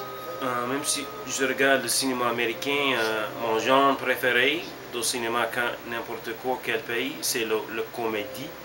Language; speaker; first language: French; non-native, learner; English